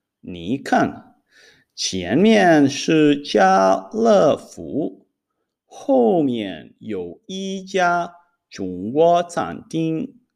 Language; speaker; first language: Chinese; non-native, fluent; Hebrew